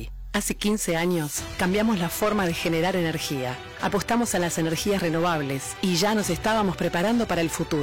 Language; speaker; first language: Spanish; native; Spanish